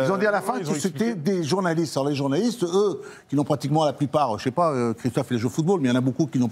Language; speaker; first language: French; native; French